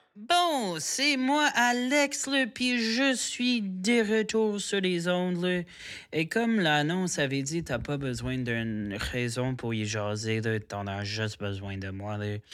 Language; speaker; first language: French; non-native, local second language; English